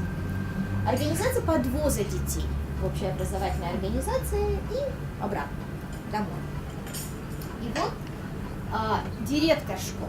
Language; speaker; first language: Russian; native; Russian